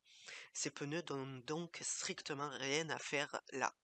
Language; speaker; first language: French; native; French